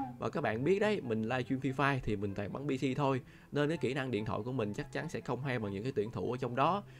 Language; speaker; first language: Vietnamese; non-native, local second language; Chinese